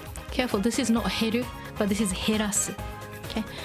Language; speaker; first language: English; non-native, fluent; Japanese